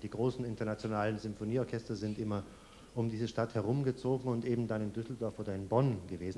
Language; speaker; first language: German; native; German